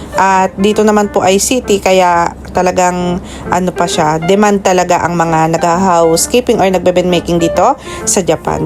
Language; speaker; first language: Filipino; native; Filipino